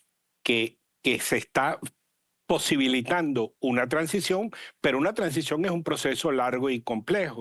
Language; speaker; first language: Spanish; native; Spanish